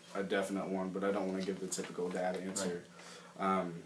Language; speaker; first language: English; native; English